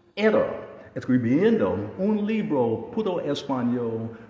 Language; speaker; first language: Spanish; non-native, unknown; English